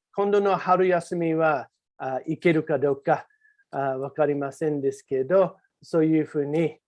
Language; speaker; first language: Japanese; non-native, fluent; English